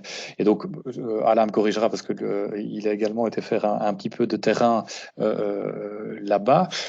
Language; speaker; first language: French; native; French